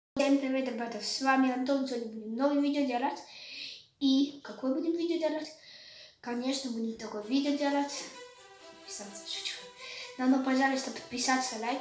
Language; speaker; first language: Russian; early bilingual, heritage; Russian